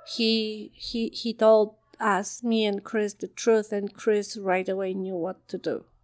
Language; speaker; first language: English; non-native, fluent; Polish